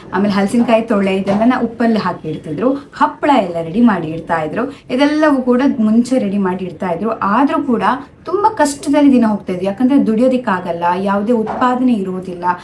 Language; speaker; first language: Kannada; non-native, local second language; Tulu